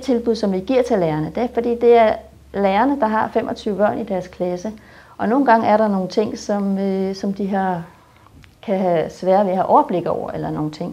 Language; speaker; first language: Danish; native; Danish